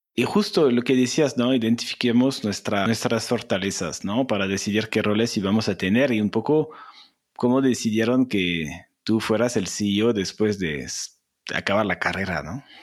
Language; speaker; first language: Spanish; non-native, fluent; French